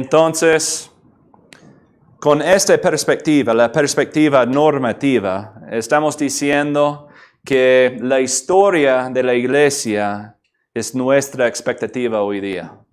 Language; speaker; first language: Spanish; non-native, fluent; English